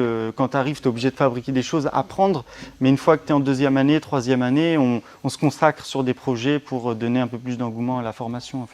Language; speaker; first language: French; native; French